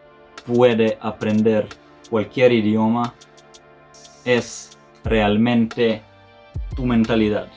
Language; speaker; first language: Spanish; non-native, fluent; Serbian